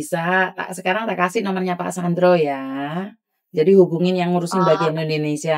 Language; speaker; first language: Indonesian; non-native, local second language; Javanese